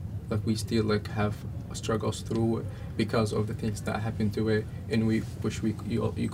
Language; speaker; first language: English; non-native, fluent; Arabic